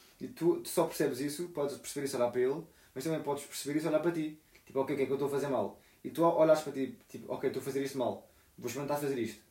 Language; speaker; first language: Portuguese; native; Portuguese